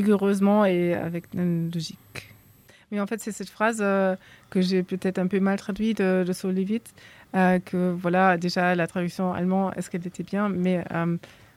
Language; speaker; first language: French; non-native, fluent; German